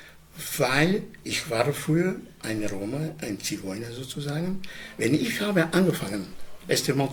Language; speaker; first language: German; non-native, learner; Romany